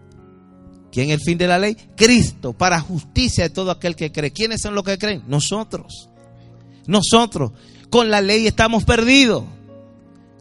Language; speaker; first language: Spanish; native; Spanish